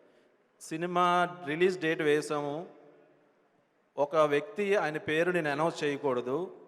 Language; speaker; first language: Telugu; native; Telugu